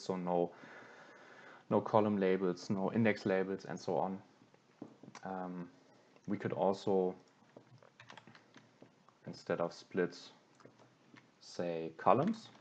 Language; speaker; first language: English; non-native, fluent; German